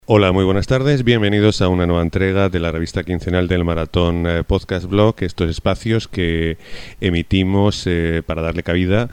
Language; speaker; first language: Spanish; native; Spanish